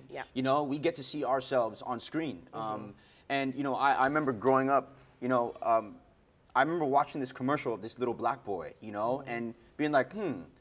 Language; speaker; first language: English; native; English